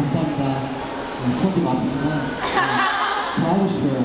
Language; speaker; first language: Korean; non-native, fluent; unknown